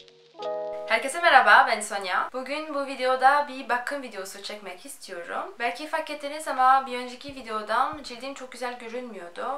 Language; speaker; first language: Turkish; non-native, fluent; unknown